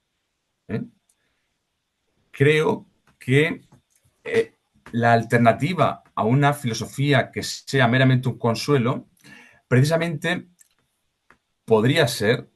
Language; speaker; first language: Spanish; native; Spanish